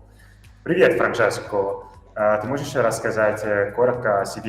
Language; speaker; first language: Russian; non-native, fluent; Italian